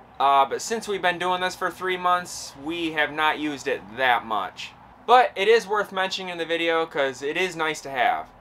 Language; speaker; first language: English; native; English